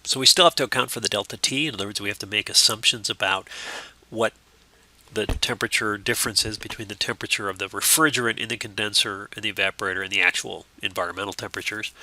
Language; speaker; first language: English; native; English